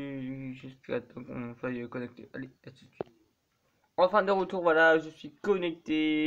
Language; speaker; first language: French; native; French